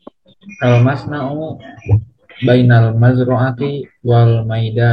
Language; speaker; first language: Arabic; non-native, learner; Indonesian